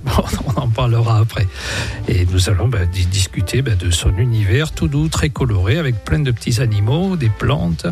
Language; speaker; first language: French; native; French